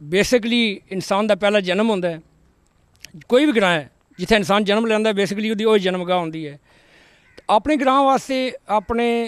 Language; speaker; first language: Punjabi; native; Punjabi